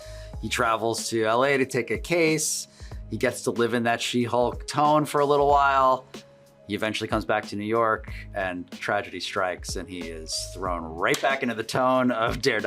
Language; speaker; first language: English; native; English